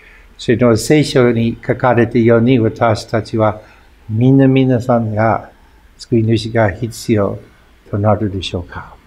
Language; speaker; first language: Japanese; non-native, fluent; English